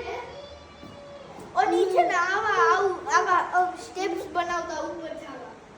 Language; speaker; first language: Gujarati; early bilingual, heritage; Gujarati